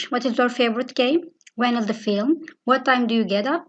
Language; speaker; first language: English; non-native, fluent; Turkish